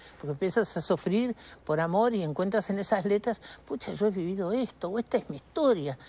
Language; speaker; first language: Spanish; native; Spanish